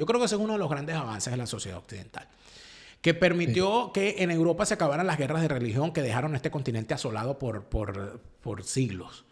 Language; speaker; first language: Spanish; native; Spanish